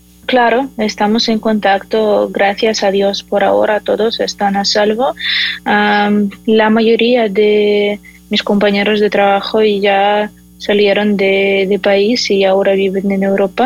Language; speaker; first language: Spanish; non-native, fluent; Ukrainian